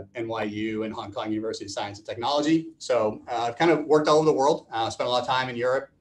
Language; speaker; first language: English; native; English